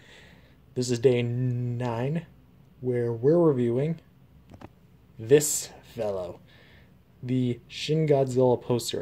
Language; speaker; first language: English; native; English